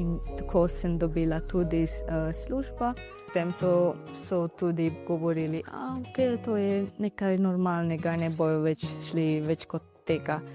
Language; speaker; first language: Slovenian; non-native, learner; Divehi